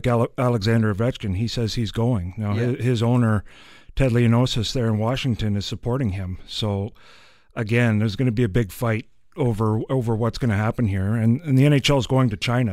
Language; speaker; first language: English; native; English